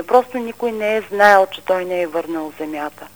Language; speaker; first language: Bulgarian; native; Bulgarian